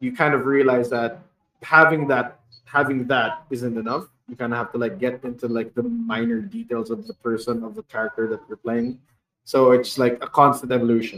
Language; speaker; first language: English; non-native, local second language; Hiligaynon